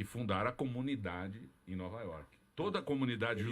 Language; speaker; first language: Portuguese; native; Portuguese